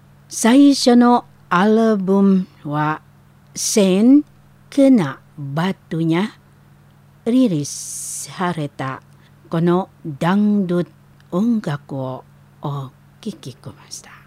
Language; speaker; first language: Japanese; non-native, learner; Indonesian